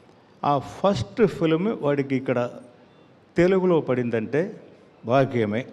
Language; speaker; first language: Telugu; non-native, learner; Tamil